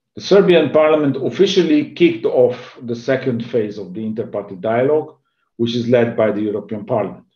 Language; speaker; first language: English; non-native, fluent; Hungarian